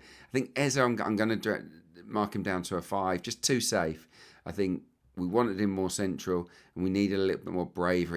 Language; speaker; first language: English; native; English